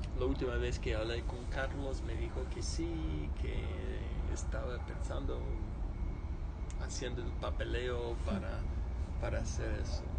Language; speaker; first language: Spanish; non-native, fluent; English